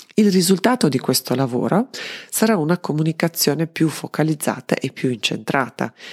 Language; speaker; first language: Italian; non-native, fluent; Serbian